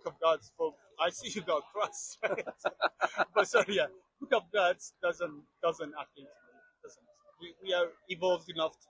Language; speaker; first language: English; non-native, fluent; Persian